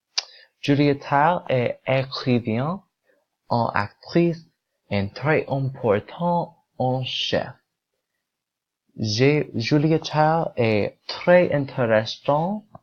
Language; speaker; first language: French; non-native, learner; English